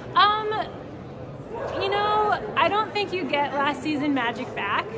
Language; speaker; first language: English; native; English